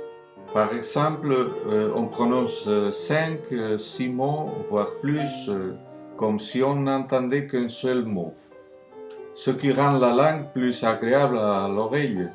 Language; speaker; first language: French; non-native, learner; Spanish